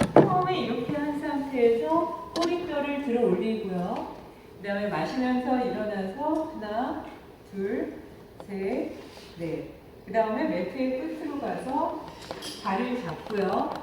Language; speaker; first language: Korean; native; Korean